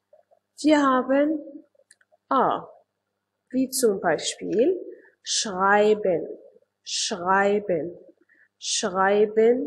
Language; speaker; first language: German; non-native, fluent; Arabic